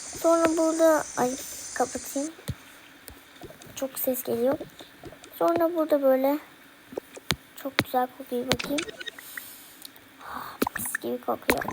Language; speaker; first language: Turkish; early bilingual, heritage; Turkish